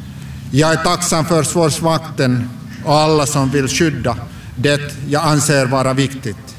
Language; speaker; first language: Swedish; non-native, local second language; Finnish